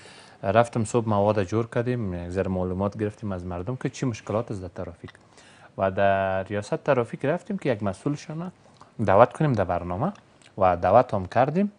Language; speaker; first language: Persian; native; Persian